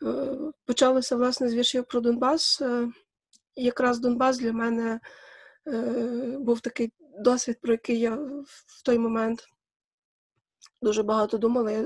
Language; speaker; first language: Ukrainian; native; Ukrainian